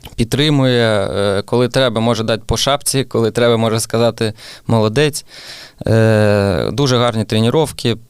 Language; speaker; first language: Ukrainian; non-native, local second language; Russian